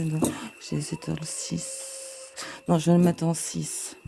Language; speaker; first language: French; native; French